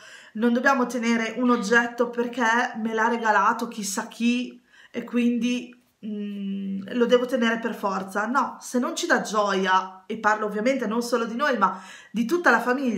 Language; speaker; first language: Italian; native; Italian